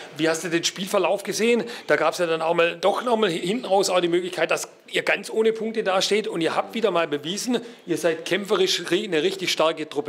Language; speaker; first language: German; native; German